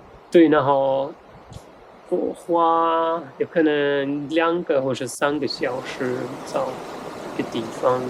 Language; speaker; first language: Chinese; non-native, fluent; German